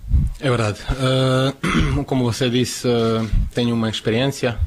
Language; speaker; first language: Portuguese; non-native, fluent; Croatian